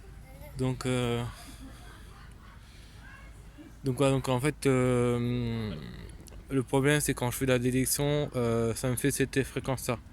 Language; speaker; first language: French; native; French